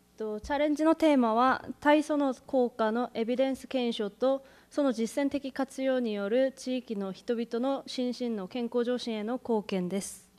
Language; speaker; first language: Japanese; non-native, fluent; Korean